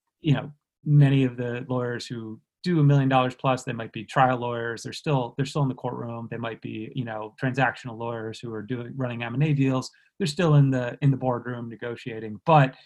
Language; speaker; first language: English; native; English